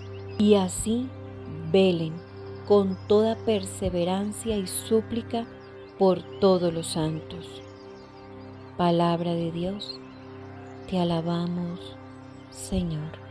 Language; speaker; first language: Spanish; native; Spanish